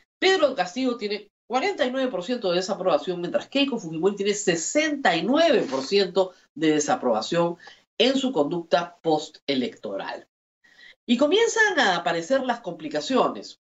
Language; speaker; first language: Spanish; native; Spanish